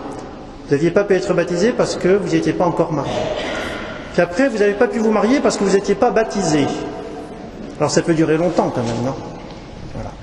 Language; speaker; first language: French; native; French